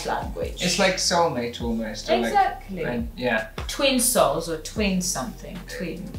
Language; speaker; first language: English; non-native, local second language; Ganda